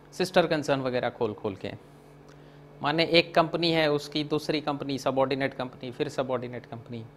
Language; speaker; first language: Hindi; non-native, local second language; Gujarati